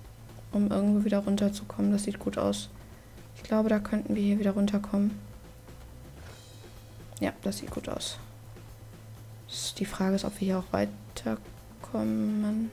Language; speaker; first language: German; native; German